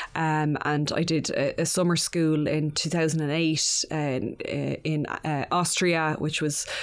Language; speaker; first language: English; native; English